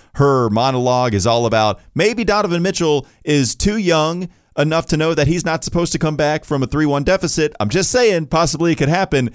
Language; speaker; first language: English; native; English